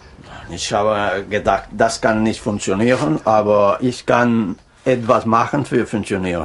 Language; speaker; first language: German; non-native, learner; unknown